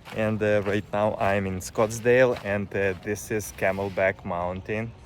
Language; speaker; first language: English; non-native, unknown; Ukrainian